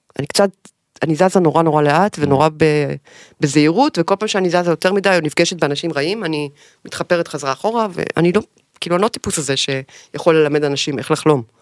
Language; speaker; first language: Hebrew; native; Hebrew